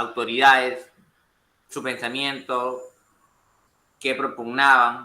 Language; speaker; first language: Spanish; native; Spanish